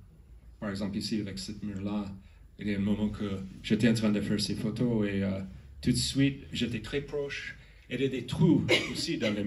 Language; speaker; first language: French; non-native, learner; English